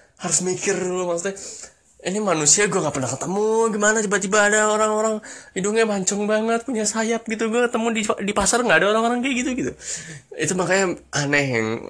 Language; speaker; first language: Indonesian; native; Indonesian